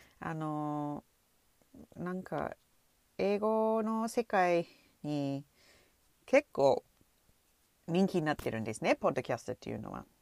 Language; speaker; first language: Japanese; non-native, fluent; English